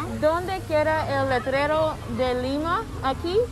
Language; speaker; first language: Spanish; non-native, learner; English